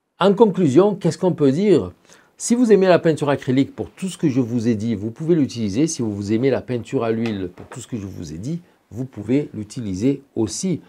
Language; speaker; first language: French; native; French